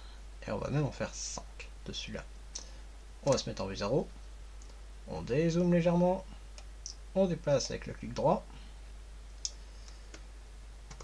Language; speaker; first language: French; native; French